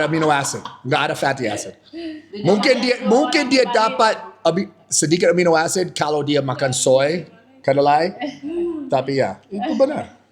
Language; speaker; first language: Indonesian; non-native, fluent; English